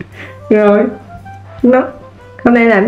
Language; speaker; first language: Vietnamese; native; Vietnamese